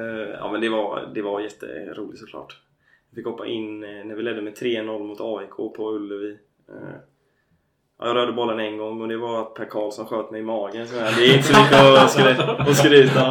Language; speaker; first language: Swedish; native; Swedish